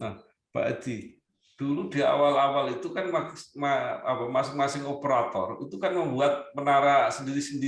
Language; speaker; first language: Indonesian; native; Indonesian